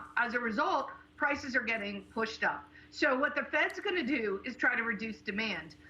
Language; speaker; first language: English; native; English